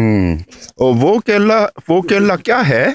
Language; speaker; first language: Hindi; non-native, learner; Korean